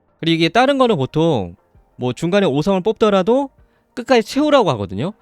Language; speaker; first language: Korean; native; Korean